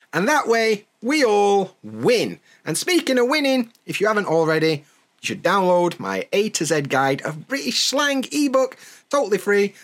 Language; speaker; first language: English; native; English